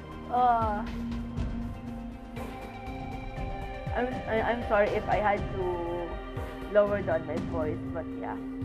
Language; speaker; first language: English; non-native, local second language; Filipino